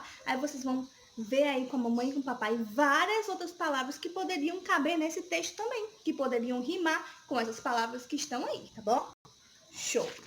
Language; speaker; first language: Portuguese; native; Portuguese